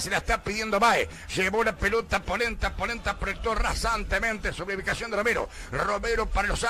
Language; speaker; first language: Spanish; native; Spanish